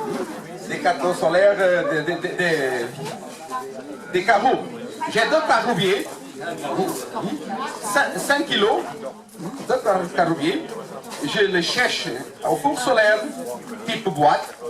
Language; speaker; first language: French; non-native, learner; Portuguese